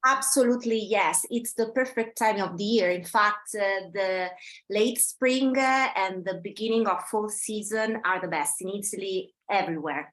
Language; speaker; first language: English; non-native, fluent; Italian